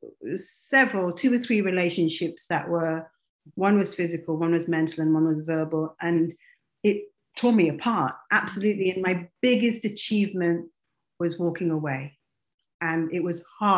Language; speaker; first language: English; native; English